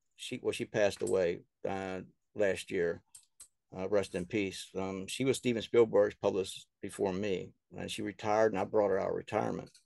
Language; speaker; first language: English; native; English